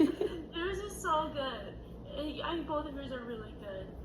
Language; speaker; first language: English; native; English